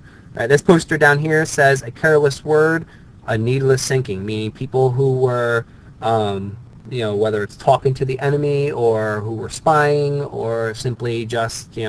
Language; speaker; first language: English; native; English